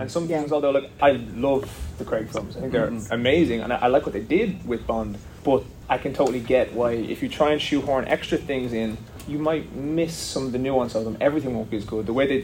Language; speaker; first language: English; native; English